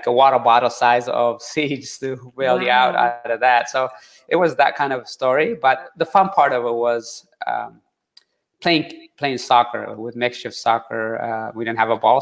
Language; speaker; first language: English; early bilingual, other home language; Tigrinya